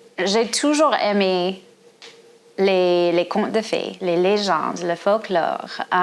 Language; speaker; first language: French; non-native, fluent; English